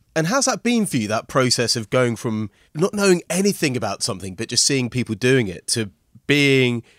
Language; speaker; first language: English; early bilingual, other home language; Hindi